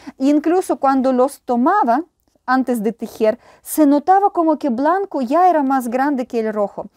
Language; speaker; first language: Spanish; non-native, fluent; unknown